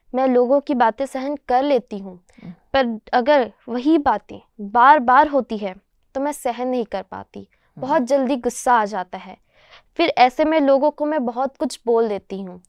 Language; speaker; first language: Hindi; native; Hindi